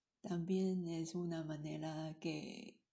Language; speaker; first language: Spanish; non-native, learner; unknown